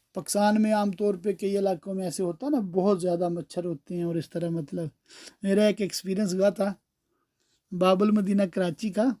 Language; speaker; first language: Urdu; early bilingual, heritage; Urdu